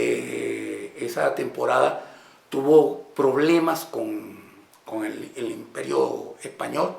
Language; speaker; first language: Spanish; native; Spanish